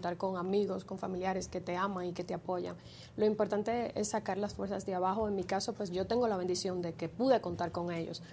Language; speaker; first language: Spanish; native; Spanish